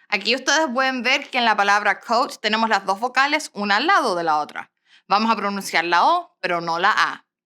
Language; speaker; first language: Spanish; non-native, fluent; English